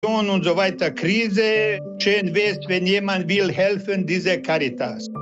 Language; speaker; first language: German; non-native, learner; Croatian